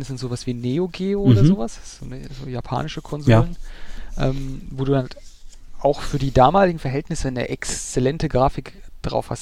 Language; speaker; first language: German; native; German